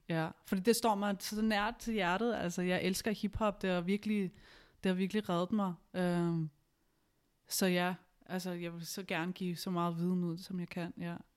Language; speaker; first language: Danish; early bilingual, other home language; Spanish